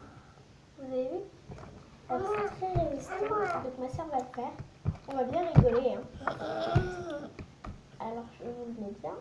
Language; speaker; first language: French; native; French